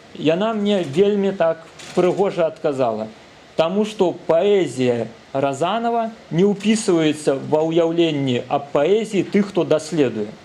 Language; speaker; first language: Belarusian; native; Belarusian